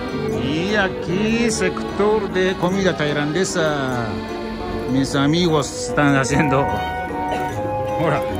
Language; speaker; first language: Spanish; non-native, learner; Japanese